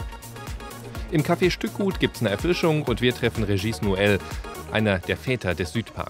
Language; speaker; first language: German; native; German